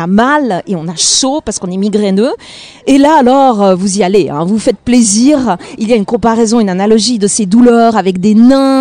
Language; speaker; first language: French; native; French